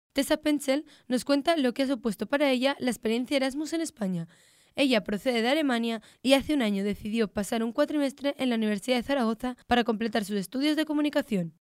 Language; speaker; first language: Spanish; native; Spanish